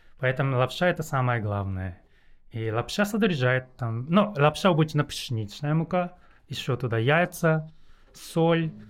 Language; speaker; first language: Russian; non-native, learner; Japanese